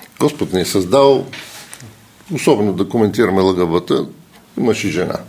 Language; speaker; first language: Bulgarian; native; Bulgarian